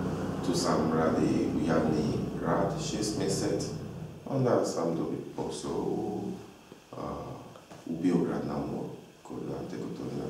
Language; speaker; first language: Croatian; non-native, learner; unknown